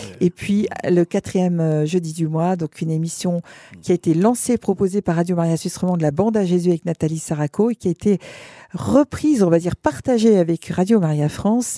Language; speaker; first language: French; native; French